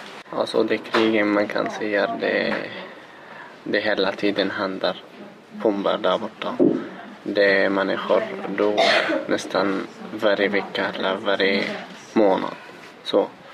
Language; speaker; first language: Swedish; non-native, learner; Arabic